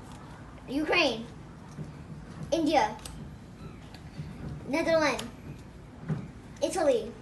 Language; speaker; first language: English; non-native, local second language; Mizo